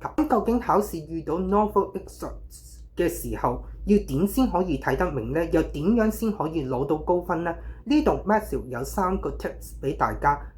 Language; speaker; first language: Cantonese; native; Cantonese